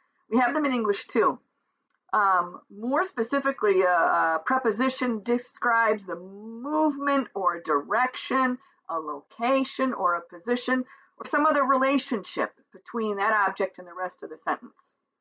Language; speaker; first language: English; native; English